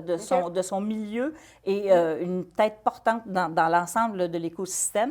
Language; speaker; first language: French; native; French